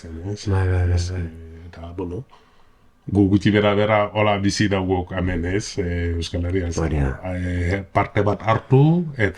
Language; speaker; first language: Basque; non-native, learner; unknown